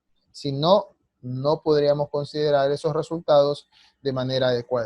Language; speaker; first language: Spanish; native; Spanish